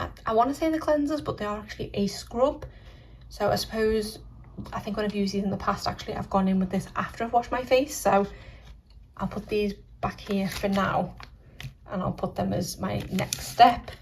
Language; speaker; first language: English; native; English